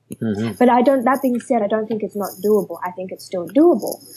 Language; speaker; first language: English; early bilingual, other home language; Chinese